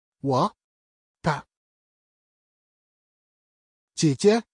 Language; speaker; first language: Chinese; non-native, learner; Korean